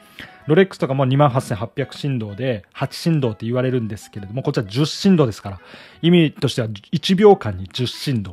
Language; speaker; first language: Japanese; native; Japanese